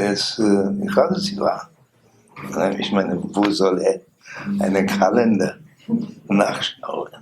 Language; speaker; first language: German; non-native, learner; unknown